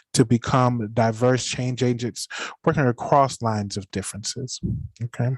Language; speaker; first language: English; native; English